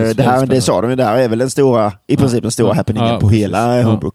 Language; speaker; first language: Swedish; native; Swedish